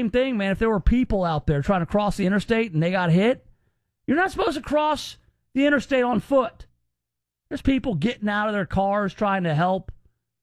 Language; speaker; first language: English; native; English